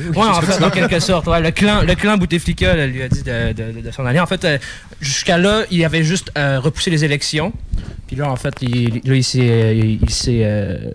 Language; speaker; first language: French; native; French